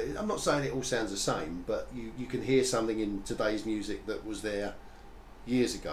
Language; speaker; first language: English; native; English